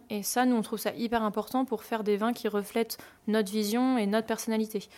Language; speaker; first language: French; native; French